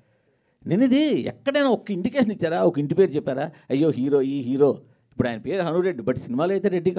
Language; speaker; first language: Telugu; native; Telugu